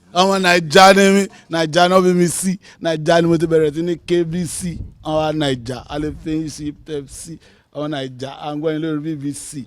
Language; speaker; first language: Yoruba; non-native, local second language; Igbo